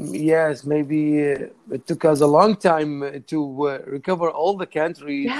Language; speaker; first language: English; non-native, learner; Arabic